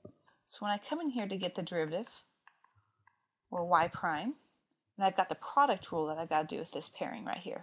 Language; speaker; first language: English; native; English